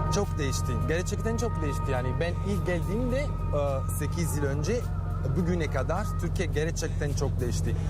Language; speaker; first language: Turkish; non-native, fluent; Italian